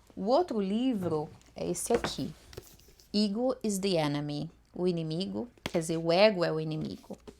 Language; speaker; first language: Portuguese; native; Portuguese